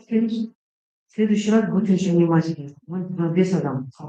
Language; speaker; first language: Russian; non-native, local second language; Kazakh